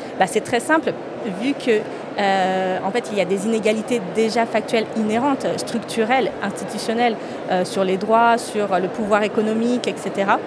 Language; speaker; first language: French; native; French